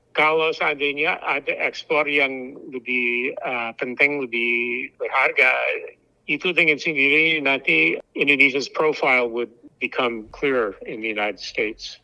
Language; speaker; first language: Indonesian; non-native, fluent; English